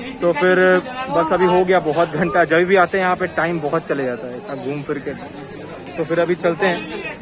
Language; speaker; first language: Hindi; non-native, local second language; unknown